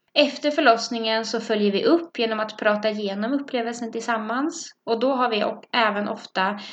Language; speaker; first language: Swedish; native; Swedish